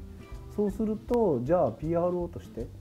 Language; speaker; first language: Japanese; native; Japanese